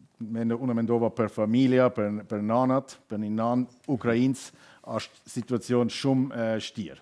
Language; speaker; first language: Albanian; non-native, learner; German